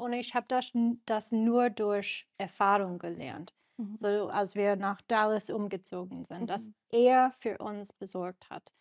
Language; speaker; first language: German; non-native, learner; English